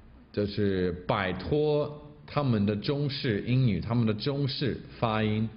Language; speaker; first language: Chinese; non-native, fluent; English